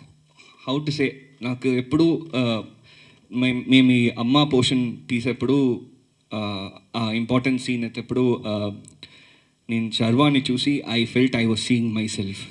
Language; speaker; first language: Telugu; early bilingual, heritage; Telugu